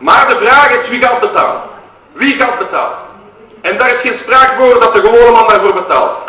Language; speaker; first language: Dutch; non-native, local second language; French